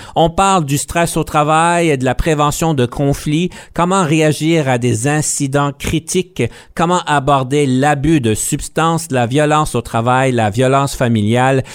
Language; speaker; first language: French; native; French